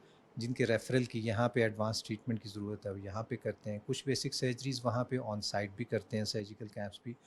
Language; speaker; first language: Urdu; native; Urdu